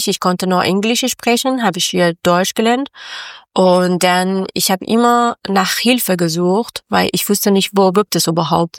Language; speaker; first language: German; non-native, learner; Persian